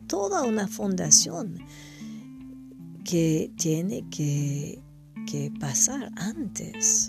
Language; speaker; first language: Spanish; non-native, fluent; English